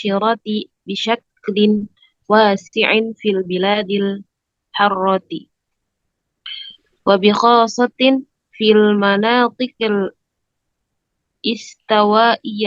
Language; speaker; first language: Arabic; non-native, learner; Indonesian